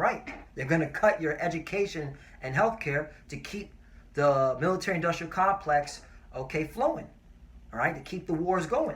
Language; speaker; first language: English; native; English